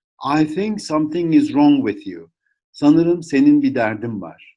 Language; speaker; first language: English; non-native, fluent; Turkish